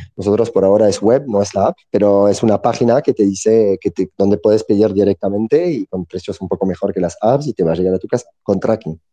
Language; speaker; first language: Spanish; non-native, fluent; French